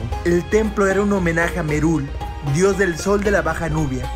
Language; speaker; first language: Spanish; native; Spanish